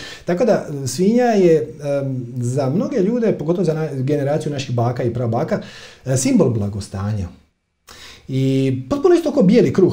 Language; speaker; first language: Croatian; native; Croatian